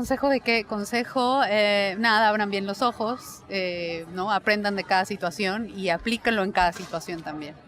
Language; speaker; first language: Spanish; native; Spanish